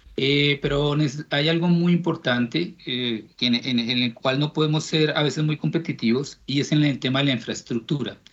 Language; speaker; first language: Spanish; native; Spanish